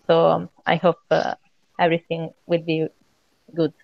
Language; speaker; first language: English; non-native, fluent; Italian